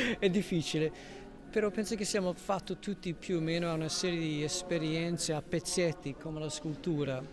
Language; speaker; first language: Italian; non-native, fluent; English